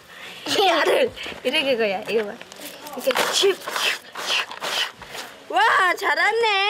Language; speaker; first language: Korean; non-native, learner; Khmer